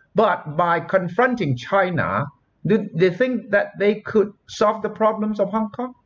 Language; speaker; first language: English; non-native, fluent; Thai